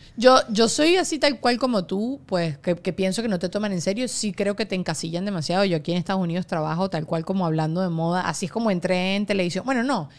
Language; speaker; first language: Spanish; native; Spanish